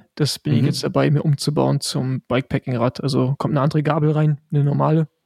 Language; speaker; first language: German; native; German